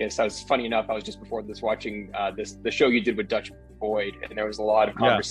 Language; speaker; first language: English; native; English